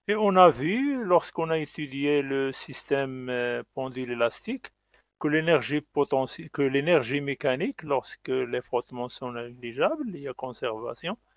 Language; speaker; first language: French; non-native, local second language; Arabic